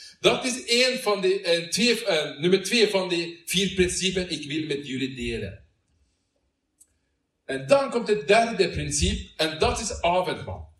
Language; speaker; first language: Dutch; non-native, learner; Norwegian